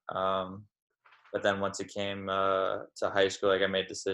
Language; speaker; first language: English; native; English